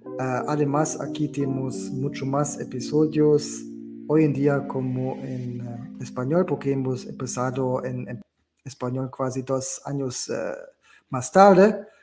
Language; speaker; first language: Spanish; non-native, learner; German